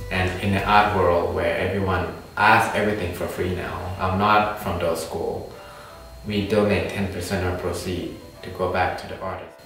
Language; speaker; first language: English; non-native, fluent; Thai